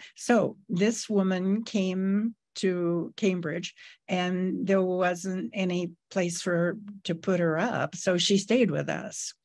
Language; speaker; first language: English; native; English